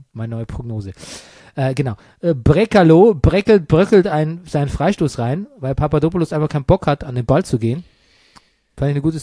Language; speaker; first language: German; native; German